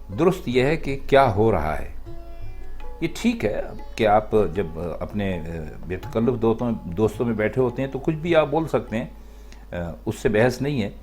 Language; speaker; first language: Urdu; native; Urdu